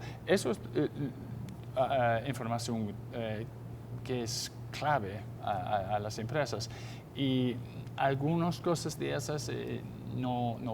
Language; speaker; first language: Spanish; non-native, fluent; English